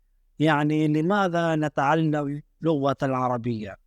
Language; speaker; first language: Arabic; non-native, fluent; Urdu